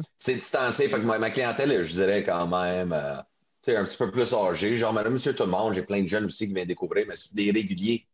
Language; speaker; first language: French; non-native, local second language; English